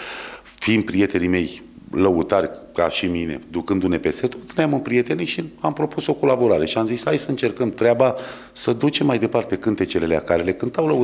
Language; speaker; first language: Romanian; native; Romanian